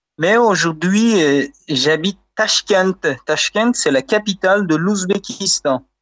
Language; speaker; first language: French; non-native, fluent; Uzbek